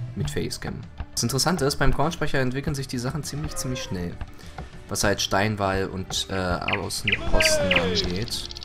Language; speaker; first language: German; early bilingual, other home language; Greek